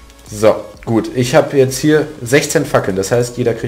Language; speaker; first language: German; native; German